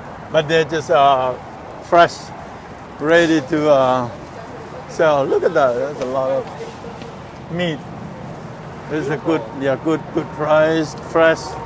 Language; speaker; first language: English; non-native, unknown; Lao